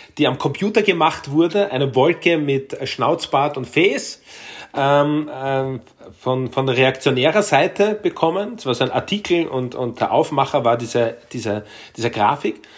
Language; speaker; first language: German; native; German